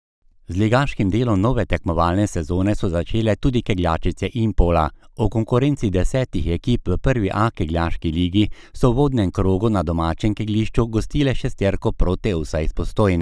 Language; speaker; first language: Slovenian; native; Slovenian